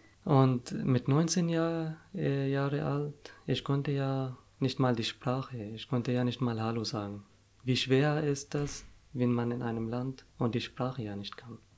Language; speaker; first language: German; non-native, fluent; Arabic